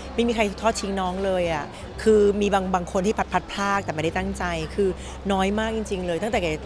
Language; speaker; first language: Thai; native; Thai